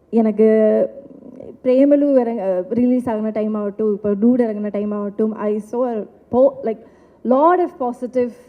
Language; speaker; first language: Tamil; non-native, local second language; Malayalam